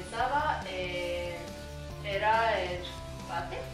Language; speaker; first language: Spanish; non-native, learner; Japanese